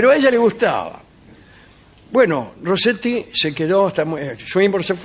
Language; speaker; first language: Spanish; native; Spanish